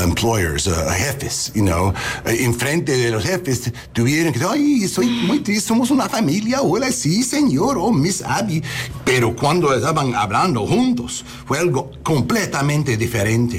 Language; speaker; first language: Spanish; early bilingual, heritage; English